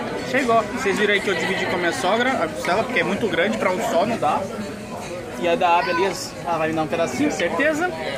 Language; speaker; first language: Portuguese; native; Portuguese